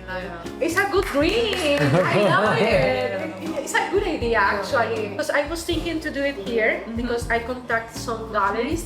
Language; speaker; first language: English; non-native, fluent; Spanish